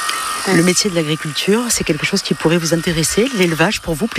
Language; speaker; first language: French; native; French